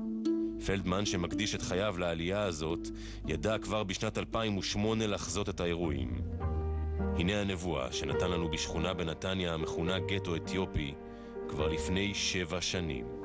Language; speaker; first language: Hebrew; native; Hebrew